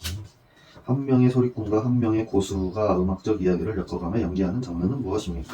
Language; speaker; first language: Korean; native; Korean